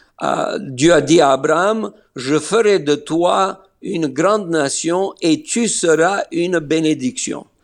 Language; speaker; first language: French; non-native, fluent; Slovenian